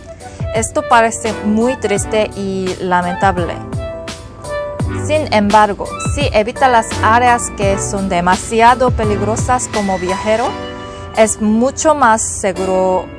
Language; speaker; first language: Spanish; non-native, fluent; Korean